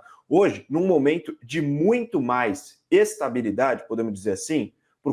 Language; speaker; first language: Portuguese; native; Portuguese